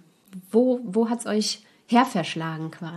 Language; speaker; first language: German; native; German